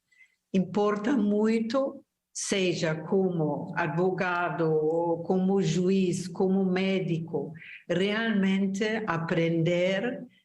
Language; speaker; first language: Portuguese; non-native, fluent; German